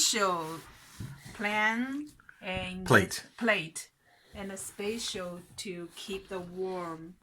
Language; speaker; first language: English; non-native, learner; Chinese